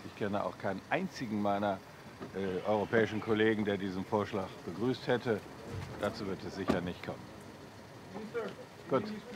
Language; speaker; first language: German; native; German